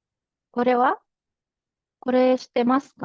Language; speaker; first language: Japanese; non-native, fluent; Filipino